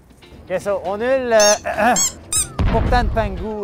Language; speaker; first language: Korean; non-native, fluent; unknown